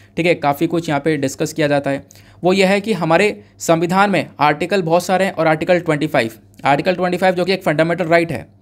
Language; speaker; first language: Hindi; native; Hindi